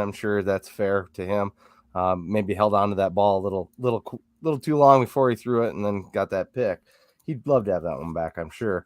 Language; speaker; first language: English; native; English